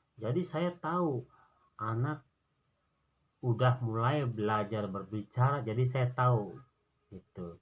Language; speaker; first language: Indonesian; non-native, local second language; Sundanese